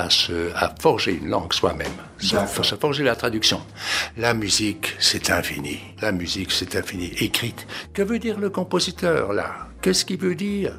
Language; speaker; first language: French; native; French